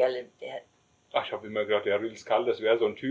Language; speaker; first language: German; native; German